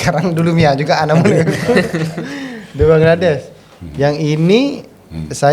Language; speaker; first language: Malay; native; Malay